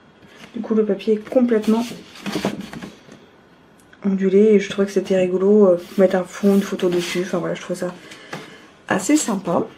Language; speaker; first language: French; native; French